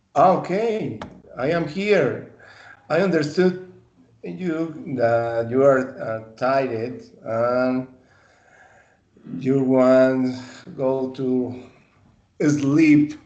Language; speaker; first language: English; non-native, learner; Spanish